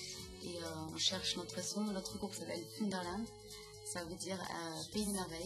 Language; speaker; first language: French; non-native, fluent; German